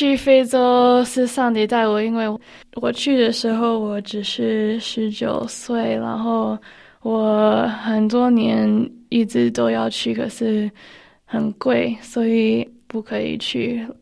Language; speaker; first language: Chinese; early bilingual, heritage; Chinese